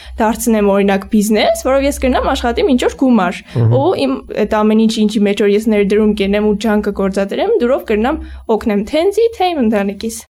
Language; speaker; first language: Armenian; native; Armenian